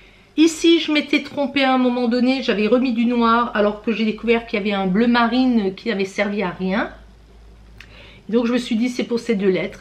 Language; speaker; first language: French; native; French